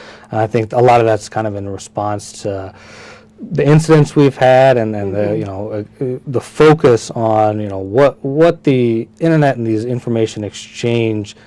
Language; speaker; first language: English; early bilingual, other home language; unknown